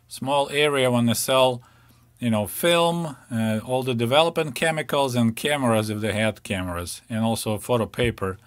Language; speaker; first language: English; non-native, fluent; Ukrainian